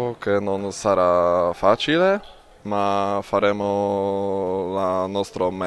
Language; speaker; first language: Italian; non-native, fluent; Polish